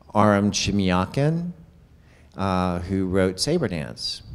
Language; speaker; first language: English; native; English